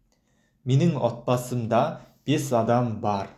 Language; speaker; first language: Kazakh; non-native, fluent; Mongolian